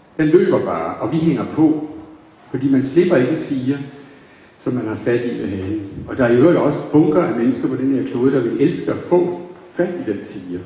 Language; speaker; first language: Danish; native; Danish